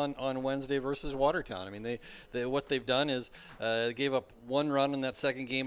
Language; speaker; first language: English; native; English